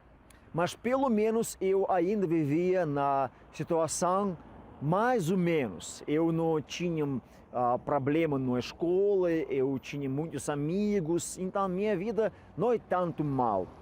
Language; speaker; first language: Portuguese; non-native, fluent; Russian